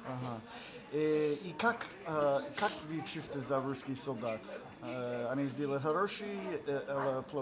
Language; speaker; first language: Russian; non-native, learner; English